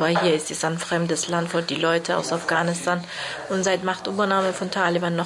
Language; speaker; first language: German; non-native, fluent; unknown